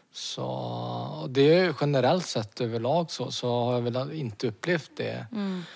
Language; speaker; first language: Swedish; early bilingual, other home language; Romany